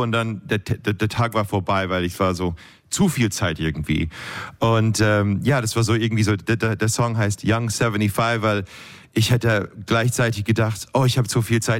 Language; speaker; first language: German; non-native, learner; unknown